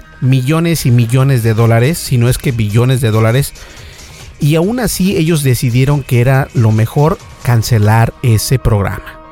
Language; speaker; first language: Spanish; native; Spanish